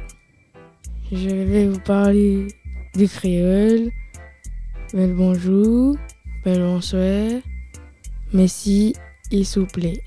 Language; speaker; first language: French; native; French